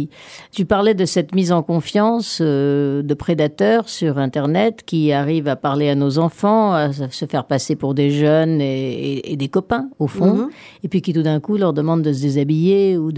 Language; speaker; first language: French; native; French